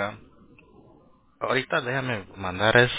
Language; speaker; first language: Spanish; early bilingual, heritage; Spanish